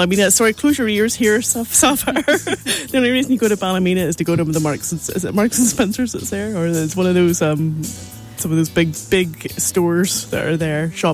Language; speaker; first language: English; native; English